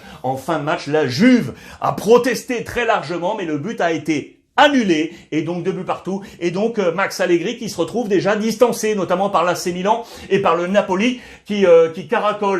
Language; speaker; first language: French; native; French